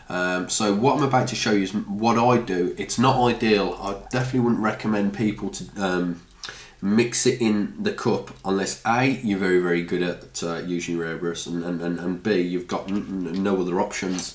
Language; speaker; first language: English; native; English